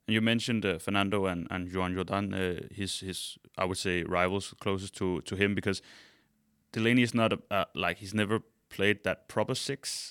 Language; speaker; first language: English; non-native, fluent; Danish